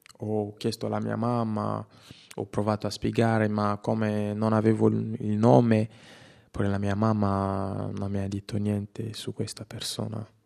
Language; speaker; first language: Italian; non-native, fluent; Lingala